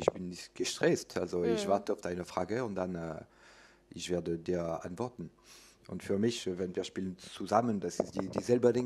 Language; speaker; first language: German; non-native, learner; French